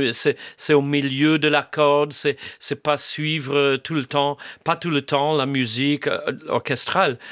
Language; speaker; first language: French; non-native, fluent; English